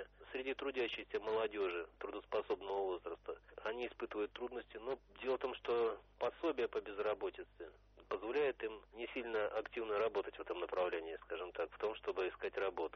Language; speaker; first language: Russian; native; Russian